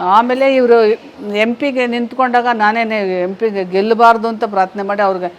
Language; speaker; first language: Kannada; native; Kannada